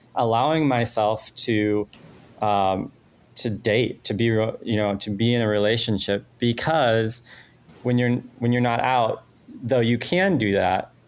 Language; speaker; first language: English; non-native, fluent; Spanish